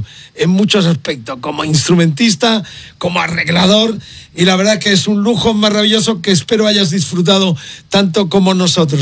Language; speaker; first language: Spanish; native; Spanish